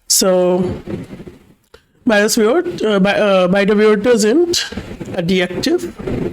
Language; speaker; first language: German; non-native, learner; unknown